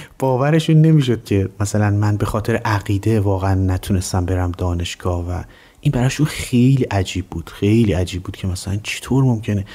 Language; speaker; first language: Persian; native; Persian